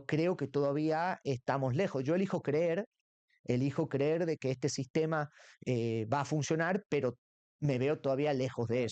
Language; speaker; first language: Spanish; native; Spanish